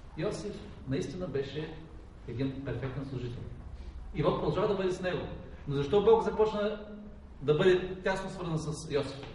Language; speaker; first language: Bulgarian; native; Bulgarian